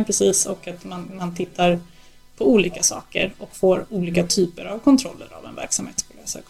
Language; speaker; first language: Swedish; native; Swedish